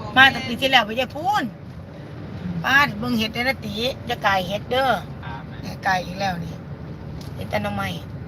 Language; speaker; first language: Thai; native; Thai